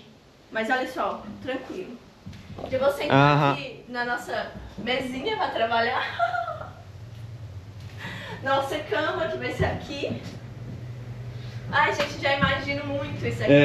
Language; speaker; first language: Portuguese; native; Portuguese